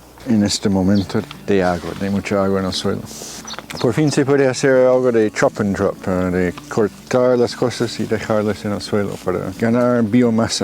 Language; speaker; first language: Spanish; non-native, fluent; English